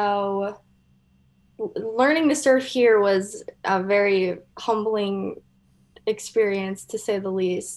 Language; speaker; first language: English; native; English